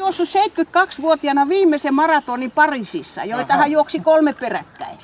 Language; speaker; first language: Finnish; native; Finnish